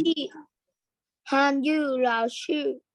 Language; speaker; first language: Chinese; non-native, learner; Lao